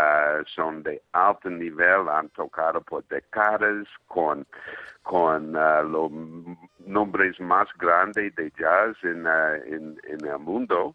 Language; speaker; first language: Spanish; non-native, fluent; English